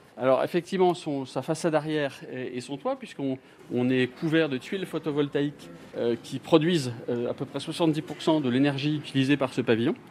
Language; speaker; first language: French; native; French